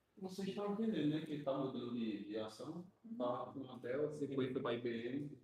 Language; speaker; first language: Portuguese; native; Portuguese